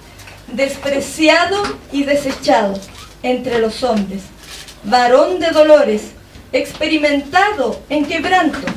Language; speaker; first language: Spanish; native; Spanish